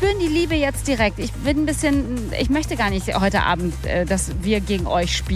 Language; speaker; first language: German; native; German